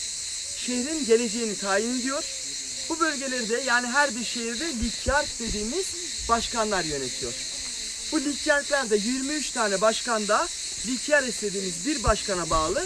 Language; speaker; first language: Turkish; native; Turkish